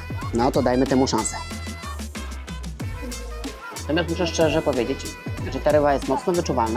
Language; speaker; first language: Polish; native; Polish